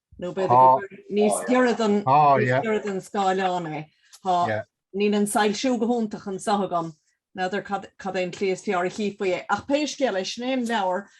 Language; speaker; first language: Irish; native; Irish